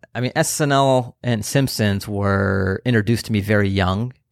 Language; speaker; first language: English; early bilingual, other home language; Persian